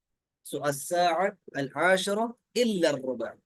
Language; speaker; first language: Arabic; non-native, learner; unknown